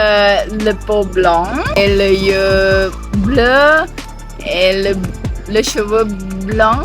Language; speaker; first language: French; non-native, learner; Thai